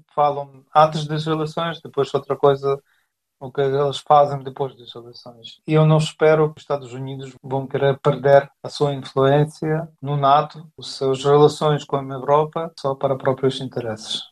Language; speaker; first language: Portuguese; non-native, fluent; Ukrainian